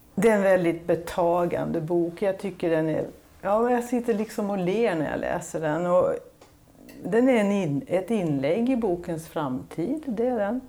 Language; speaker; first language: Swedish; native; Swedish